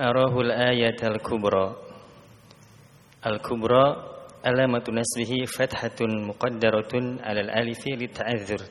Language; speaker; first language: Arabic; non-native, learner; Indonesian